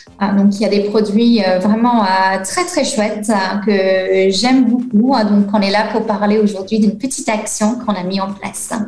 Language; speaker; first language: French; non-native, fluent; English